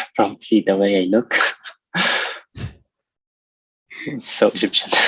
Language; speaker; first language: English; non-native, local second language; Arabic